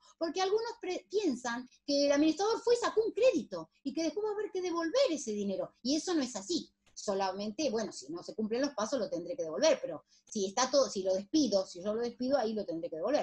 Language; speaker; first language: Spanish; native; Spanish